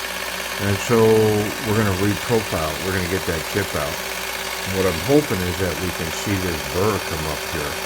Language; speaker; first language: English; native; English